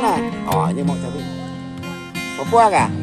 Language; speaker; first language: Indonesian; non-native, local second language; Malay